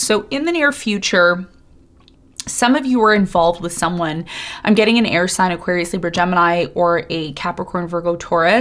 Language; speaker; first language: English; native; English